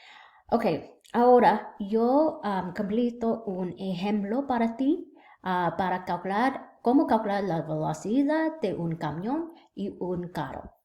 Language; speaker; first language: Spanish; non-native, learner; English